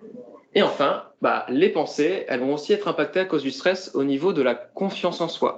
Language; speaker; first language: French; native; French